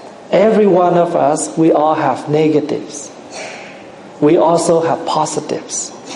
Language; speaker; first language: English; non-native, fluent; Vietnamese